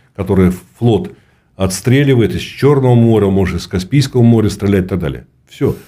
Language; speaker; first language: Russian; native; Russian